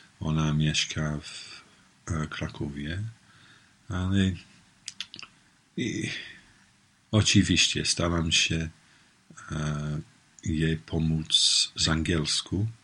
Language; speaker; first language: Polish; non-native, learner; English